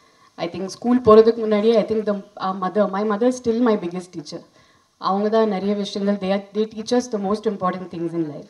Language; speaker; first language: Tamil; non-native, fluent; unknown